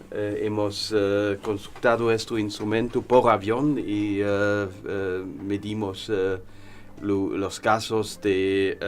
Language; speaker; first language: Spanish; non-native, learner; German